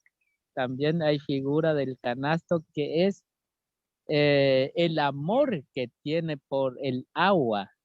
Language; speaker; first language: Spanish; non-native, local second language; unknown